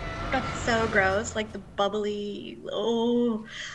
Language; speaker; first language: English; native; English